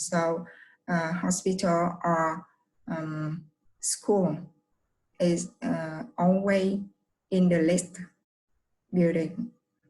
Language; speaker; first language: English; non-native, learner; Vietnamese